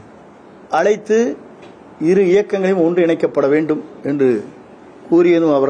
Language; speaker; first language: Tamil; native; Tamil